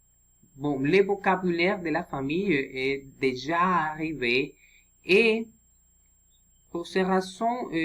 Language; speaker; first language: French; non-native, learner; Spanish